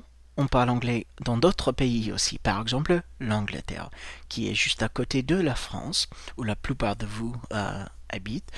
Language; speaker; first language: French; non-native, fluent; English